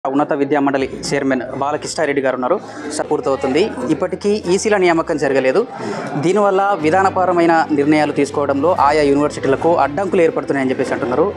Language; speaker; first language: Telugu; native; Telugu